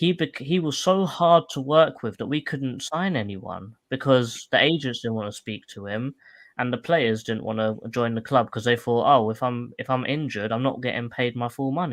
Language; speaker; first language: English; native; English